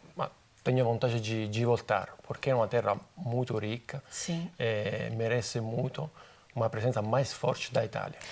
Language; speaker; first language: Portuguese; non-native, fluent; Italian